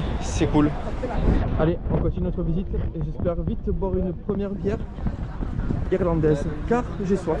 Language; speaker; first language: French; native; French